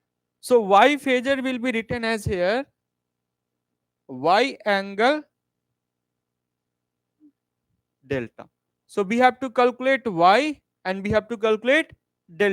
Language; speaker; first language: English; non-native, local second language; Hindi